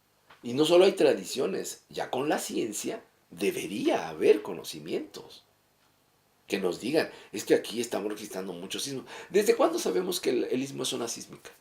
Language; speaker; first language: Spanish; native; Spanish